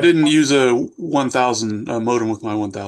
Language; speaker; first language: English; native; English